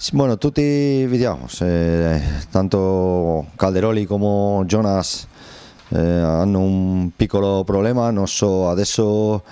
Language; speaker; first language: Italian; non-native, learner; Spanish